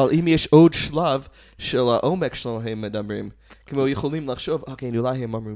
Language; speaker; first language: Hebrew; non-native, fluent; English